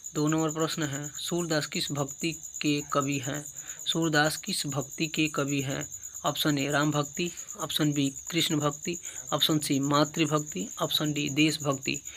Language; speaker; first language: Hindi; native; Hindi